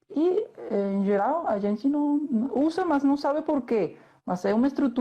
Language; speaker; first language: Portuguese; non-native, fluent; Spanish